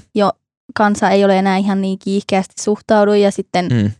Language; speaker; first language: Finnish; native; Finnish